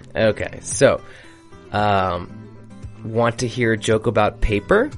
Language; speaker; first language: English; native; English